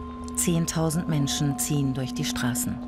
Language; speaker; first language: German; native; German